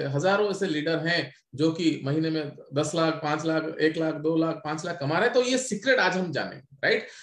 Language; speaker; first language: Hindi; non-native, local second language; Odia